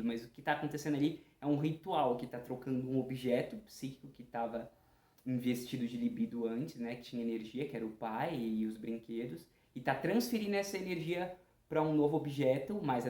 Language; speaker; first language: Portuguese; native; Portuguese